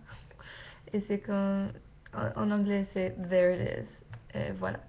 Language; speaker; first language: French; non-native, learner; English